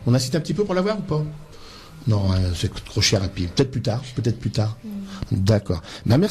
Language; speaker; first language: French; native; French